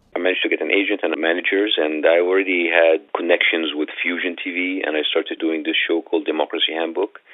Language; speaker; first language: English; non-native, fluent; Arabic